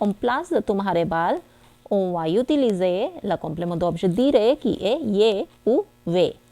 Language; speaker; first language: French; non-native, fluent; Hindi